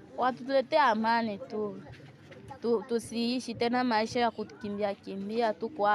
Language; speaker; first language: Swahili; native; Swahili